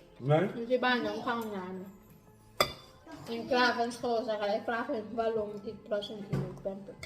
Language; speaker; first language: Dutch; non-native, learner; Thai